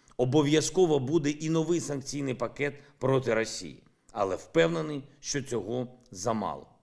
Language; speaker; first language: Ukrainian; non-native, local second language; Russian